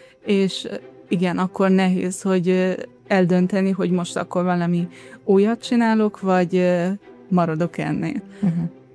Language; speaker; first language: Hungarian; early bilingual, other home language; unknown